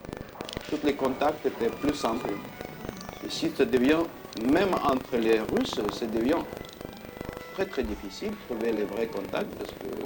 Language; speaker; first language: French; non-native, learner; Russian